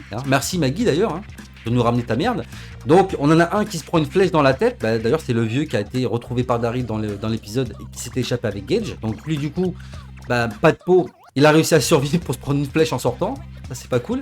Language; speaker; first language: French; native; French